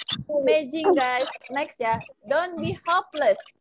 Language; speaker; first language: English; non-native, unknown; Indonesian